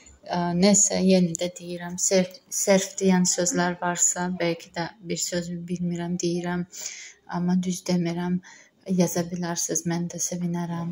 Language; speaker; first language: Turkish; non-native, learner; Azerbaijani